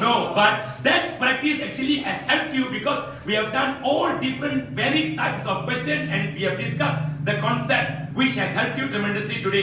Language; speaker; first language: English; non-native, local second language; Malay